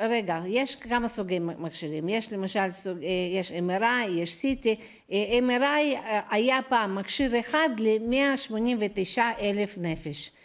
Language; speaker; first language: Hebrew; non-native, fluent; Russian